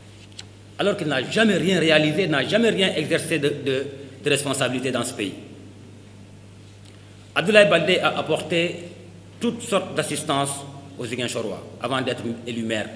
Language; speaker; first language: French; non-native, local second language; Wolof